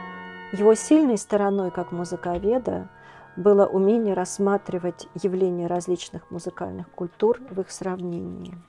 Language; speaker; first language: Russian; native; Russian